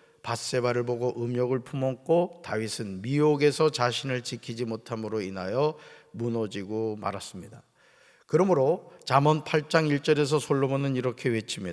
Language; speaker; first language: Korean; native; Korean